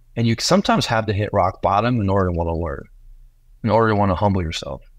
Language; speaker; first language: English; native; English